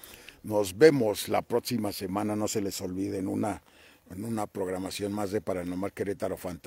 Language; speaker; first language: Spanish; native; Spanish